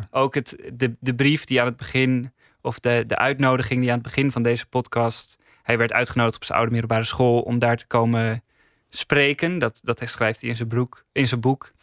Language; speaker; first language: Dutch; native; Dutch